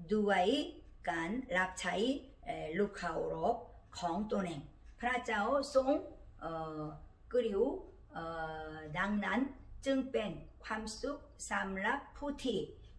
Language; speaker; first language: Thai; non-native, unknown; Korean